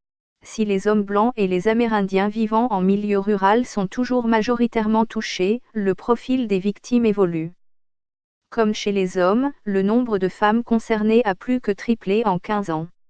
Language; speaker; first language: French; native; French